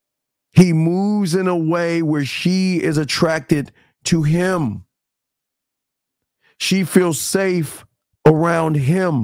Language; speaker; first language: English; native; English